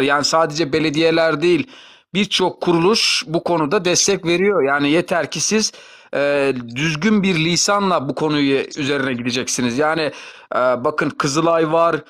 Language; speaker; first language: Turkish; native; Turkish